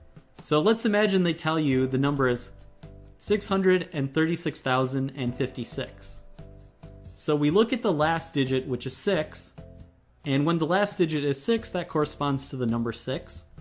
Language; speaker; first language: English; native; English